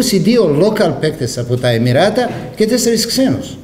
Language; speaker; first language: Greek; non-native, fluent; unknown